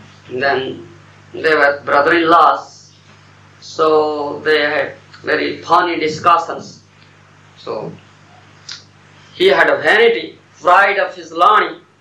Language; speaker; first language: English; non-native, local second language; Odia